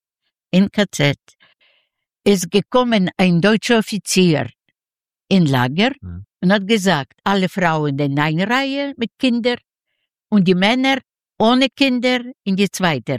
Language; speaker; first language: German; non-native, fluent; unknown